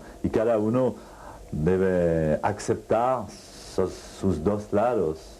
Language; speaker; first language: Spanish; non-native, fluent; French